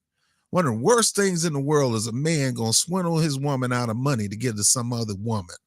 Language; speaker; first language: English; native; English